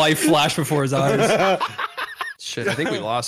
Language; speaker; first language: English; native; English